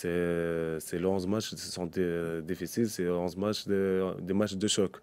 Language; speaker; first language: French; non-native, local second language; Arabic